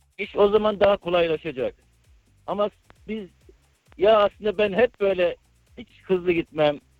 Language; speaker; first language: Turkish; early bilingual, heritage; Turkish